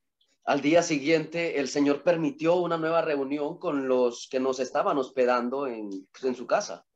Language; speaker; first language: Spanish; native; Spanish